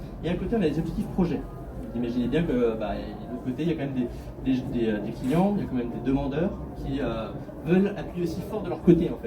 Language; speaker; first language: French; native; French